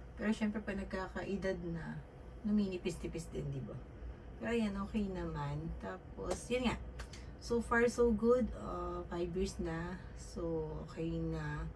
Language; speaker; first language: Filipino; native; Filipino